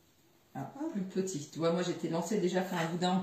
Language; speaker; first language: French; native; French